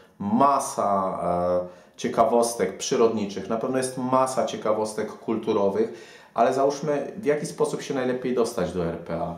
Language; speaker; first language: Polish; native; Polish